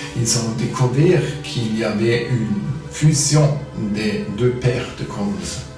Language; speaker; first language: French; non-native, fluent; German